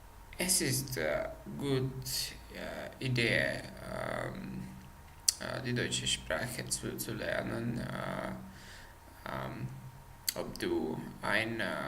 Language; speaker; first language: German; non-native, learner; Czech